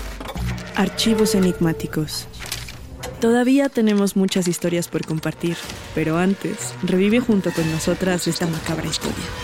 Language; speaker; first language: Spanish; native; Spanish